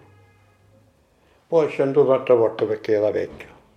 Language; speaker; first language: Italian; non-native, local second language; Sicilian